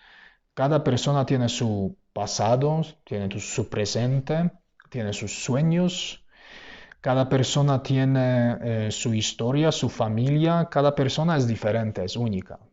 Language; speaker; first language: Spanish; non-native, fluent; Polish